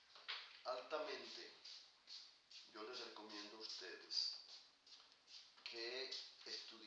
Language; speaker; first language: Spanish; native; Spanish